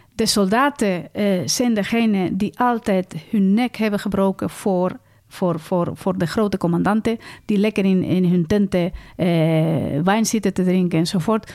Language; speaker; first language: Dutch; non-native, fluent; Spanish